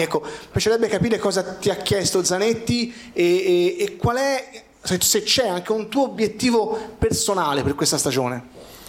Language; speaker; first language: Italian; native; Italian